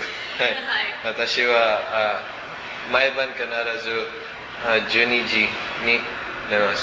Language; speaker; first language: Japanese; non-native, learner; Cebuano